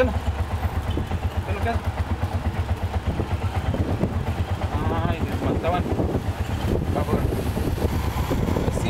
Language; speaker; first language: Spanish; native; Spanish